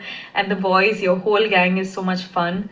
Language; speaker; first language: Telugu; non-native, fluent; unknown